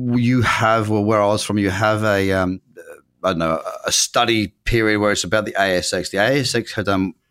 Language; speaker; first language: English; native; English